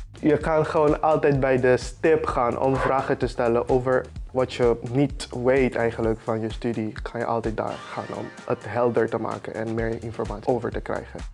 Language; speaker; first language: Dutch; non-native, local second language; Papiamento